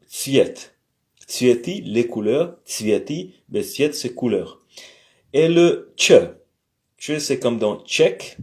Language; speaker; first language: French; native; French